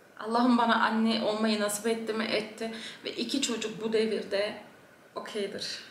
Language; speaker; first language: Turkish; early bilingual, heritage; Turkish